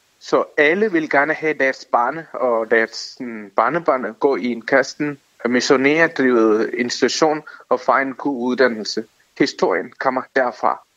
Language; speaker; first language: Danish; non-native, fluent; Tamil